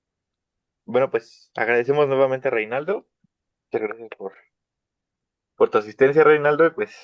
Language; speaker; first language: Spanish; native; Spanish